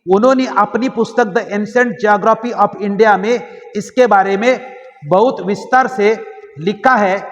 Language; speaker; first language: Hindi; non-native, local second language; Marathi